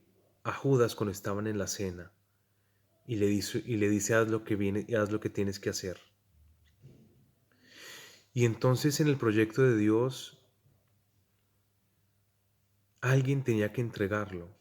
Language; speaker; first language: Spanish; native; Spanish